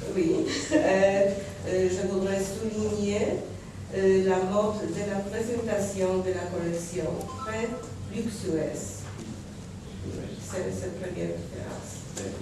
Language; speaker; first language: French; non-native, learner; Polish